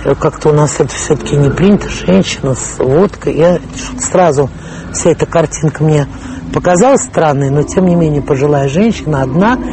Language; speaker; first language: Russian; native; Russian